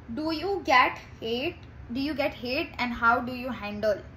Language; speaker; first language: Hindi; non-native, local second language; Gujarati